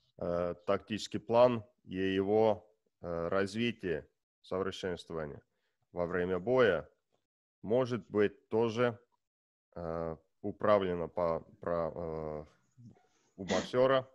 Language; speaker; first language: Russian; non-native, learner; Estonian